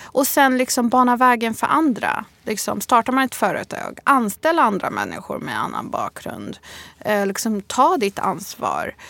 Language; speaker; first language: Swedish; early bilingual, other home language; Arabic